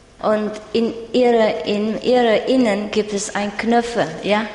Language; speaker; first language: German; non-native, learner; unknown